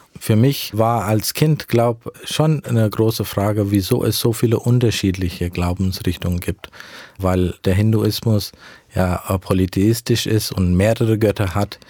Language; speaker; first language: German; early bilingual, heritage; German